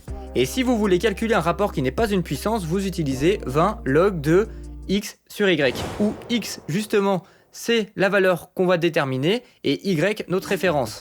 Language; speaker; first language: French; native; French